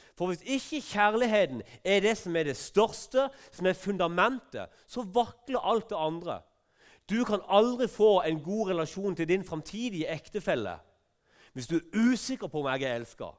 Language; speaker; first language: Norwegian; native; Norwegian